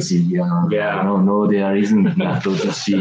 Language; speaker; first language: English; non-native, learner; Japanese